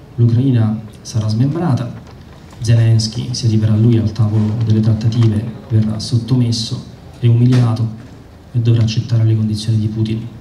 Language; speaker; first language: Italian; native; Italian